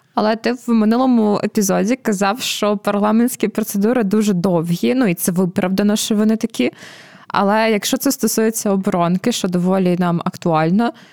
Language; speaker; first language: Ukrainian; native; Ukrainian